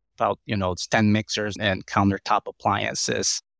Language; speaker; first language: English; non-native, fluent; Portuguese